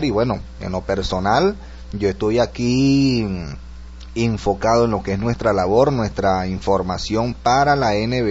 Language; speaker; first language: Spanish; native; Spanish